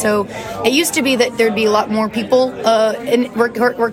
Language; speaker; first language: English; native; English